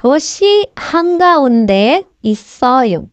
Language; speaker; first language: Korean; non-native, fluent; Indonesian